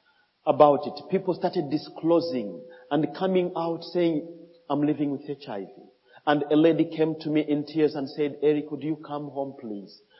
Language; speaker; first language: English; non-native, fluent; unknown